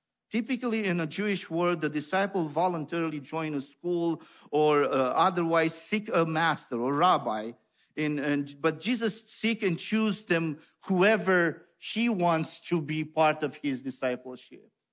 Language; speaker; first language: English; non-native, fluent; Romanian